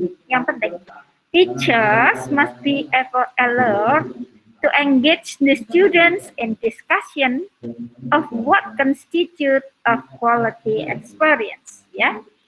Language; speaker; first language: English; non-native, fluent; Indonesian